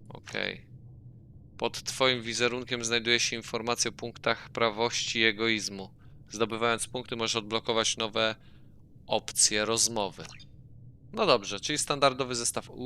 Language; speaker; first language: Polish; native; Polish